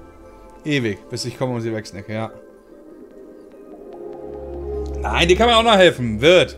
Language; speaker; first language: German; native; German